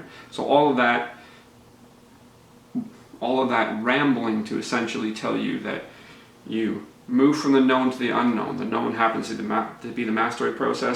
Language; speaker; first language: English; native; English